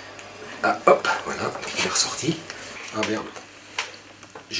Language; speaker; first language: French; native; French